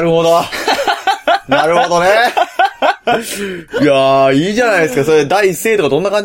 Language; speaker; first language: Japanese; native; Japanese